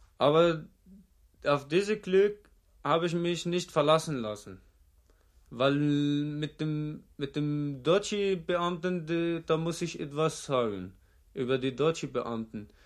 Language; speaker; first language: German; non-native, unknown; Arabic